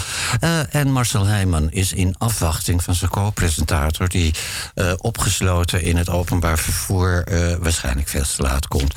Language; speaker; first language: Dutch; native; Dutch